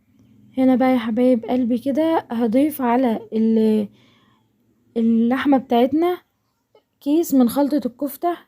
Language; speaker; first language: Arabic; native; Arabic